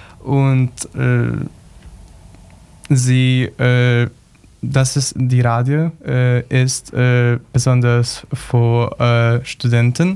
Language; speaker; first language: German; non-native, learner; Polish